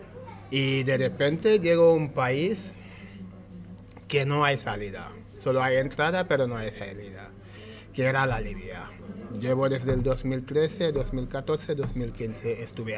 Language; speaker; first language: Spanish; non-native, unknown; Wolof